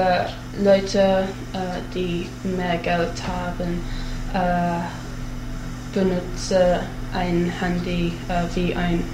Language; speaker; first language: German; non-native, learner; English